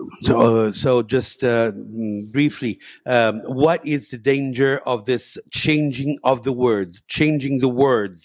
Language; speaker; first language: English; non-native, learner; Italian